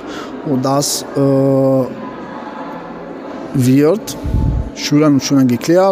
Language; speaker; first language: German; non-native, fluent; Arabic